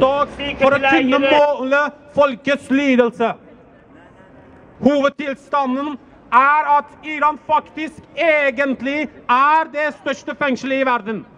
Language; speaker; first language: Norwegian; non-native, learner; Persian